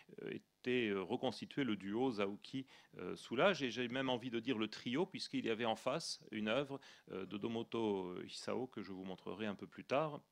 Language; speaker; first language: French; native; French